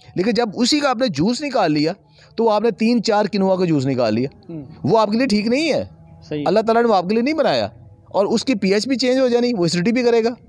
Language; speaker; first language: Urdu; non-native, local second language; Punjabi